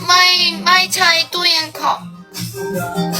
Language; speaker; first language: Thai; non-native, learner; Korean